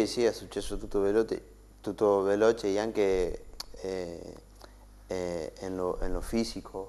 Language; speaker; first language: Italian; non-native, learner; Spanish